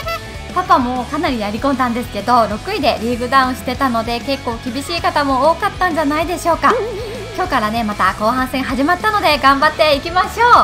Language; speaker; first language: Japanese; native; Japanese